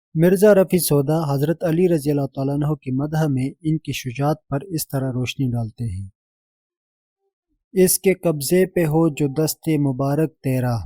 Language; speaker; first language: Urdu; native; Urdu